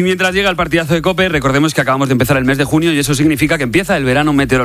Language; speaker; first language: Spanish; native; Spanish